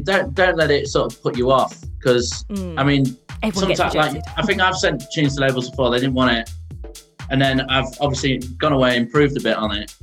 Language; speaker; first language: English; native; English